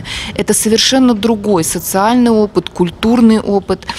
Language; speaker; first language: Russian; native; Russian